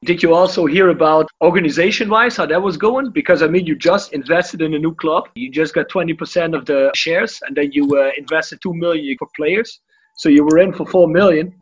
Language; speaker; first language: English; non-native, fluent; Dutch